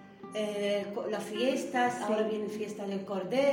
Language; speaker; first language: Spanish; non-native, learner; Arabic